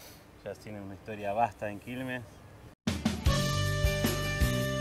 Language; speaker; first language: Spanish; native; Spanish